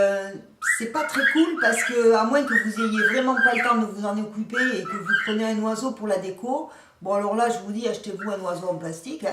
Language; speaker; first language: French; native; French